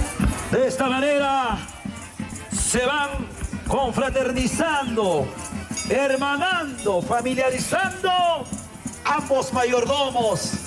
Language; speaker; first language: Spanish; native; Spanish